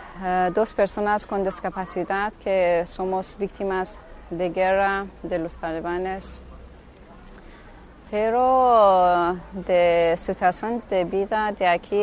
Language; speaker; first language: Spanish; non-native, learner; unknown